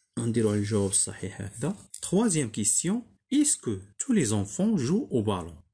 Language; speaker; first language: French; non-native, local second language; Arabic